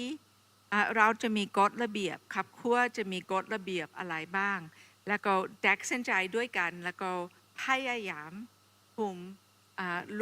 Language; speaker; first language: Thai; non-native, fluent; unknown